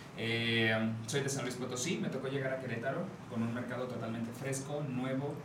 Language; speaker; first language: Spanish; native; Spanish